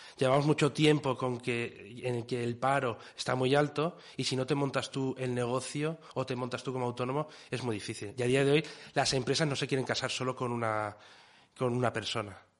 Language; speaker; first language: Spanish; native; Spanish